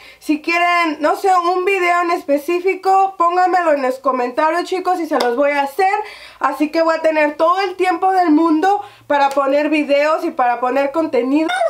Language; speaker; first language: Spanish; early bilingual, heritage; Spanish